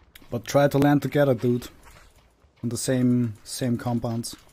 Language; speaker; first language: English; non-native, fluent; German